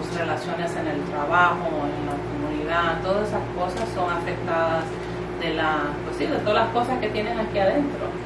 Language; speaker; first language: Spanish; early bilingual, heritage; Spanish